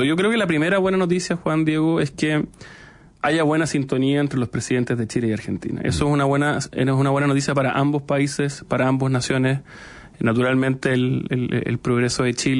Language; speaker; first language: Spanish; native; Spanish